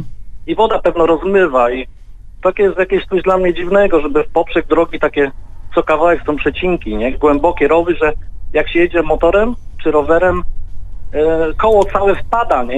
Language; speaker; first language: Polish; native; Polish